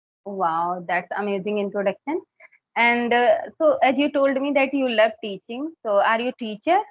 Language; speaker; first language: English; non-native, fluent; Hindi